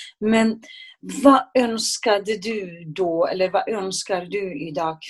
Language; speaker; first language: Swedish; non-native, fluent; Kurdish